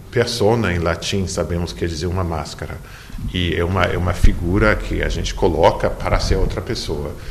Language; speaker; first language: Portuguese; non-native, fluent; English